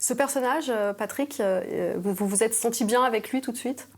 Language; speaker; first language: French; native; French